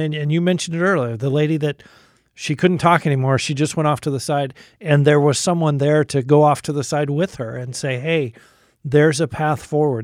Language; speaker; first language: English; native; English